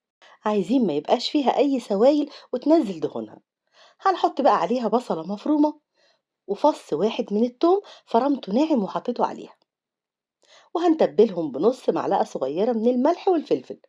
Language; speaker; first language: Arabic; native; Arabic